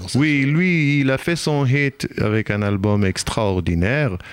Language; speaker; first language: French; non-native, fluent; Hebrew